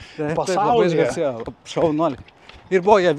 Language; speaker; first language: Lithuanian; native; Lithuanian